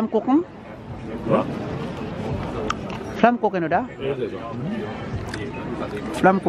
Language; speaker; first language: German; non-native, learner; Filipino